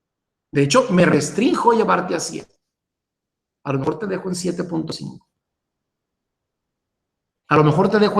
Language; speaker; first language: Spanish; native; Spanish